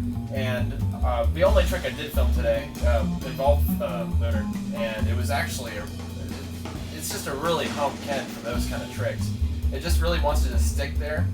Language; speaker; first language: English; native; English